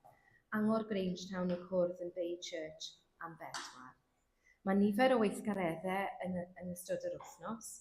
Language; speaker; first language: Welsh; native; Welsh